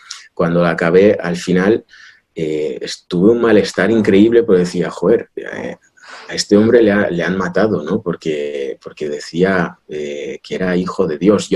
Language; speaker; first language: Spanish; early bilingual, other home language; Russian